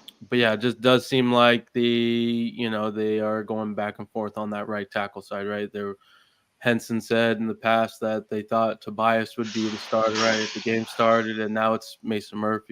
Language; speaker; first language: English; native; English